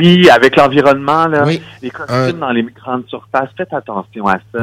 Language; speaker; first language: French; native; French